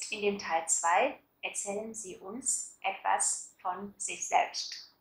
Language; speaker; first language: German; non-native, fluent; Vietnamese